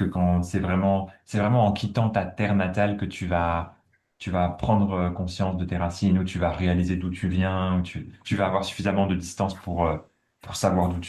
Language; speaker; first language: French; native; French